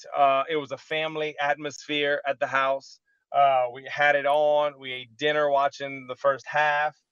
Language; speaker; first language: English; native; English